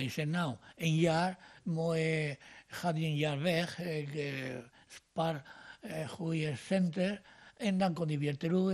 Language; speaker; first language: Dutch; non-native, fluent; Spanish